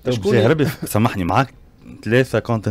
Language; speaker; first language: Arabic; native; Arabic